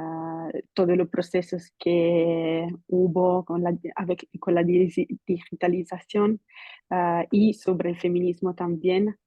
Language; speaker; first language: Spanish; non-native, fluent; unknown